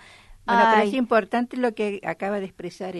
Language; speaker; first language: Spanish; native; Spanish